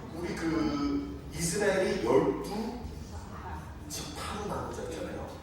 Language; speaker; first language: Korean; native; Korean